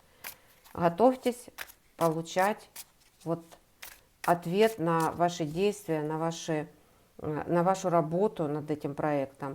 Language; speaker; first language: Russian; native; Russian